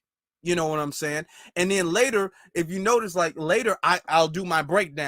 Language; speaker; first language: English; native; English